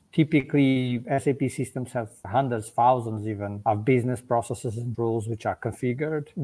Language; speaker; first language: English; non-native, fluent; Portuguese